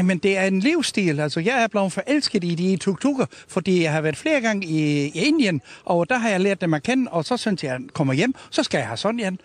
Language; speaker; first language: Danish; native; Danish